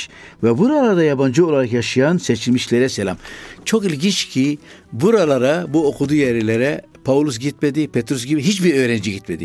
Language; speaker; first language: Turkish; non-native, fluent; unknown